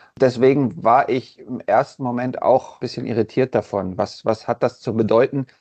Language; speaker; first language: German; native; German